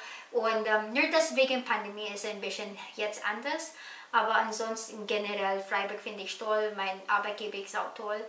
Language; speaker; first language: German; non-native, learner; Filipino